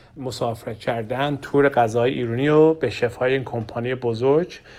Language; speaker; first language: Persian; non-native, learner; Turkish